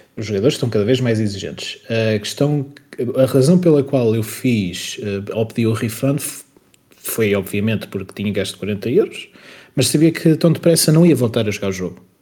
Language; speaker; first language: Portuguese; native; Portuguese